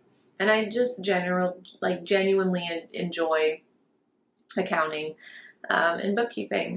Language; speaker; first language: English; native; English